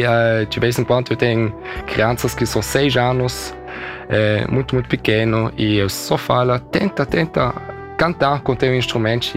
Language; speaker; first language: Portuguese; early bilingual, heritage; German